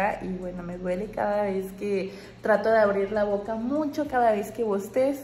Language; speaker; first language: Spanish; native; Spanish